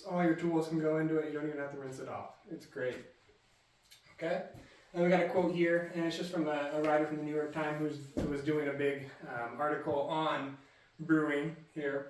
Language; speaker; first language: English; native; English